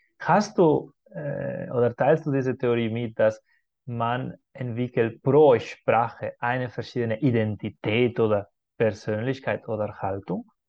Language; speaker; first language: German; non-native, fluent; Spanish